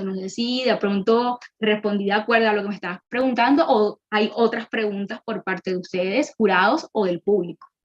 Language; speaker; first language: Spanish; native; Spanish